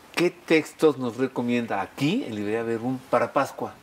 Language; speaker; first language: Spanish; native; Spanish